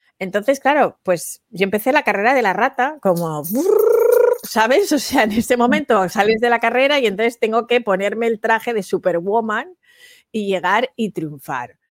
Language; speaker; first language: Spanish; native; Spanish